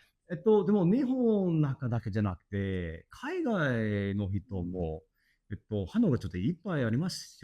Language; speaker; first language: Japanese; non-native, learner; English